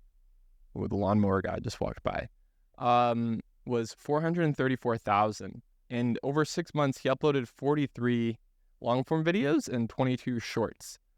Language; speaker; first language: English; native; English